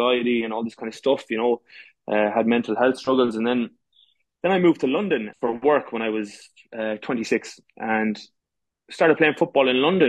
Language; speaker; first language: English; native; English